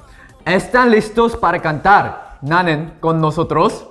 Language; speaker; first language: Spanish; non-native, learner; Korean